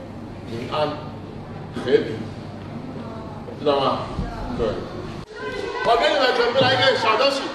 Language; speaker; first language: Chinese; non-native, fluent; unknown